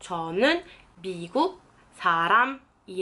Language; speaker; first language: Korean; non-native, fluent; French